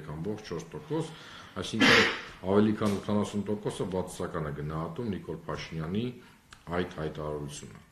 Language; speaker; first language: Armenian; native; Armenian